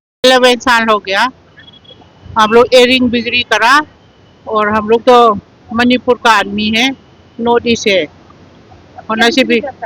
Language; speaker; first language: Hindi; non-native, local second language; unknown